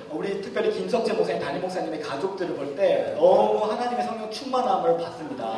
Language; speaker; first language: Korean; early bilingual, other home language; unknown